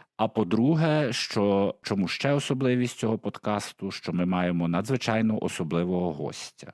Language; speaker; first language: Ukrainian; native; Ukrainian